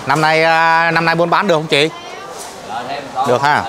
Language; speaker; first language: Vietnamese; native; Vietnamese